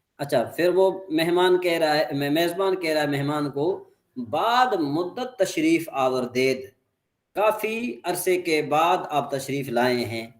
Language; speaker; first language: Urdu; non-native, local second language; Sindhi